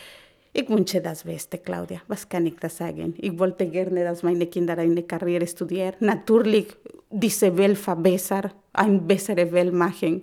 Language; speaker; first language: German; non-native, learner; Spanish